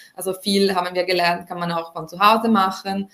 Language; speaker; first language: German; non-native, fluent; Italian